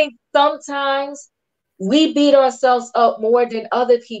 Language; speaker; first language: English; native; English